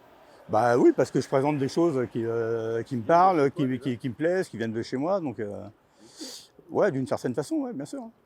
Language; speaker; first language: French; native; French